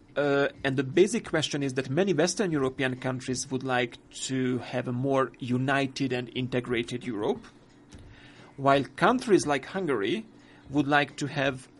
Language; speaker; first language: English; non-native, fluent; Hungarian